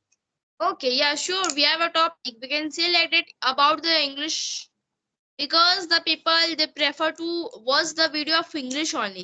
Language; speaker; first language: English; non-native, learner; Hindi